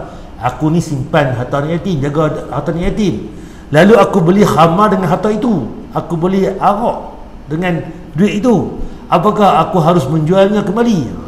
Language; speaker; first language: Malay; native; Malay